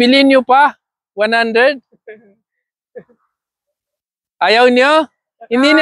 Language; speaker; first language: Filipino; non-native, learner; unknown